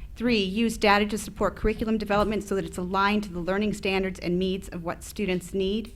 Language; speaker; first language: English; early bilingual, other home language; Spanish